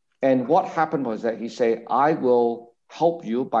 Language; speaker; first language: English; non-native, local second language; Cantonese